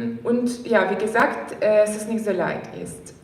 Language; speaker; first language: German; non-native, fluent; Ukrainian